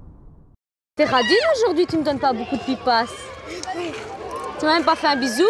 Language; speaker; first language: French; early bilingual, other home language; Arabic